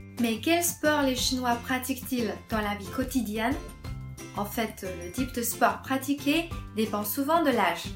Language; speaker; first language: French; non-native, fluent; Chinese